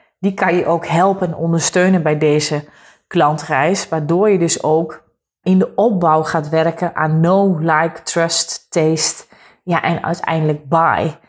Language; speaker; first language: Dutch; native; Dutch